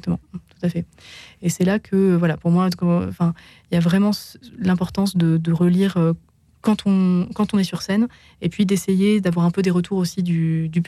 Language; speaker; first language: French; native; French